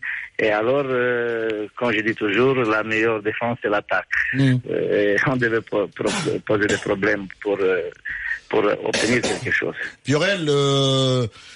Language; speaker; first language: French; non-native, fluent; Romanian